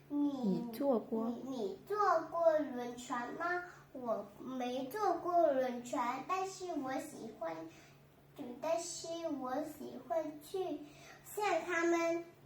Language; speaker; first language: Chinese; non-native, learner; Vietnamese